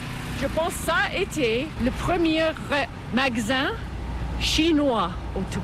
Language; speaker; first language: French; non-native, fluent; English